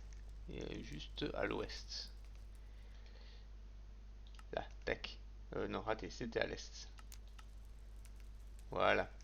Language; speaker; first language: French; native; French